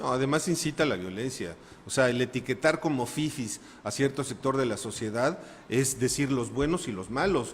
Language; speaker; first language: Spanish; native; Spanish